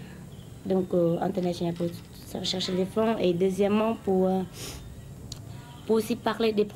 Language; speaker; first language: French; non-native, learner; Khmer